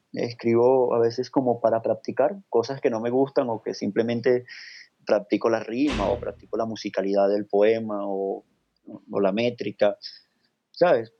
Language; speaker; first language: Spanish; native; Spanish